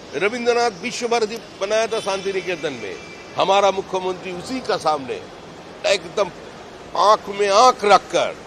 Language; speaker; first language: Hindi; non-native, local second language; Bangla